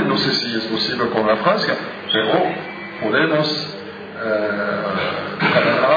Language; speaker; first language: Spanish; non-native, fluent; French